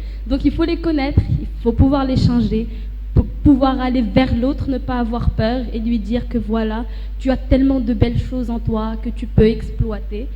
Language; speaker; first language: French; non-native, local second language; Arabic